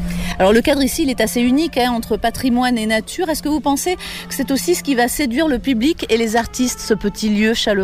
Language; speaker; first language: French; native; French